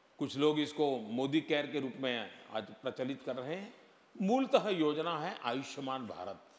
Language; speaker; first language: Hindi; non-native, local second language; Gujarati